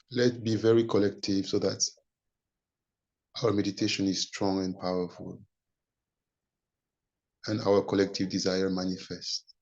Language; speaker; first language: English; non-native, fluent; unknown